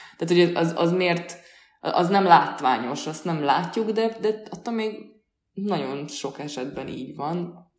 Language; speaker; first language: Hungarian; native; Hungarian